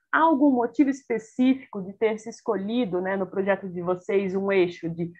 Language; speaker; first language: Portuguese; native; Portuguese